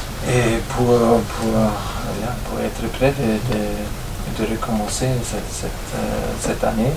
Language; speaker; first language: French; non-native, fluent; German